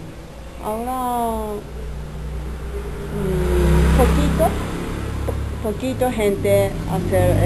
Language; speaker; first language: Spanish; non-native, learner; Japanese